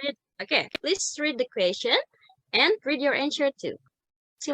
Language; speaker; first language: English; non-native, fluent; Indonesian